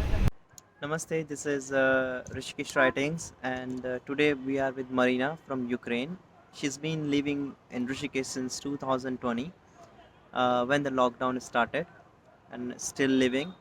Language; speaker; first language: English; non-native, local second language; Hindi